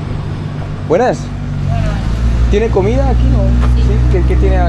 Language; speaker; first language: Spanish; non-native, learner; French